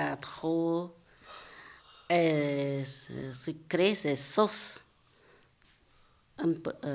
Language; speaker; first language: French; non-native, learner; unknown